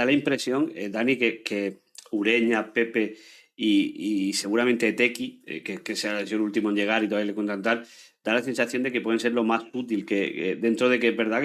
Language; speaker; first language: Spanish; native; Spanish